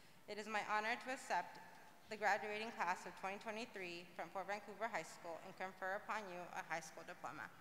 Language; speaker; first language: English; early bilingual, other home language; Spanish